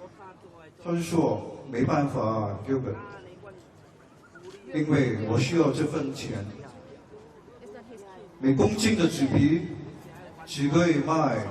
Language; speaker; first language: Chinese; non-native, local second language; English